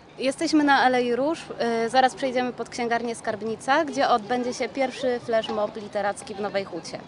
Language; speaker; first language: Polish; native; Polish